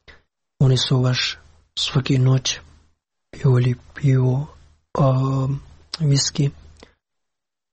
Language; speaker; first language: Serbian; non-native, learner; Pashto